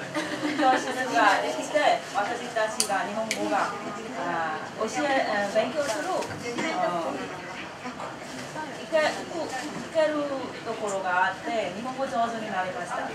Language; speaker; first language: Japanese; non-native, learner; Burmese